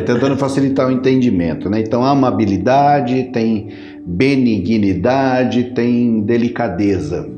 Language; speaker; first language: Portuguese; native; Portuguese